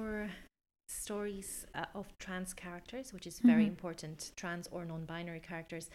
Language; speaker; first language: English; non-native, fluent; Polish